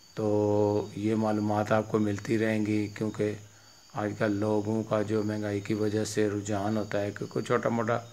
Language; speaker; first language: Urdu; native; Urdu